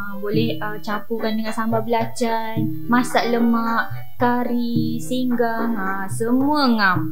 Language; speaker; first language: Malay; native; Malay